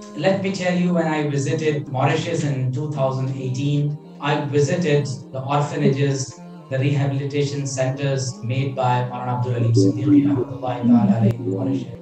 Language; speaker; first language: English; non-native, local second language; Urdu